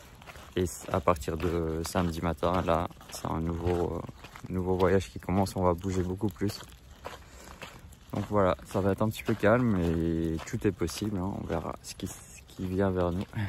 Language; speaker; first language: French; native; French